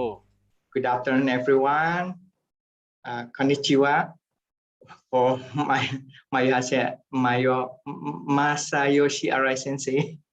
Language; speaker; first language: English; non-native, fluent; Indonesian